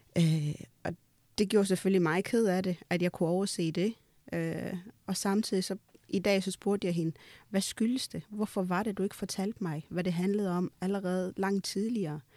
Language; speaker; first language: Danish; early bilingual, other home language; Amharic